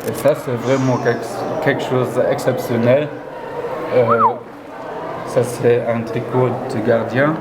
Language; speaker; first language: French; non-native, local second language; Luxembourgish